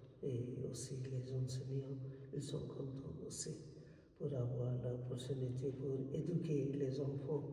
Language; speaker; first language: French; non-native, fluent; Bangla